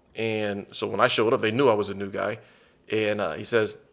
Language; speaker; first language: English; native; English